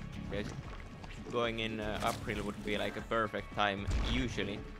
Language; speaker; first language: English; non-native, fluent; Finnish